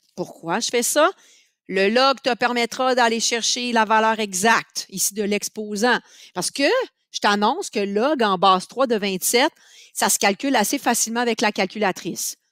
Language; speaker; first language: French; native; French